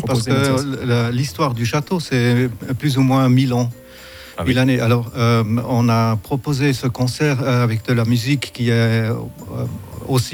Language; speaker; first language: French; non-native, fluent; German